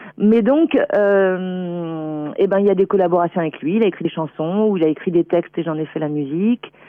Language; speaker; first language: French; native; French